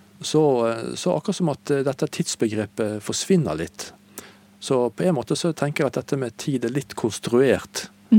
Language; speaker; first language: Norwegian; native; Norwegian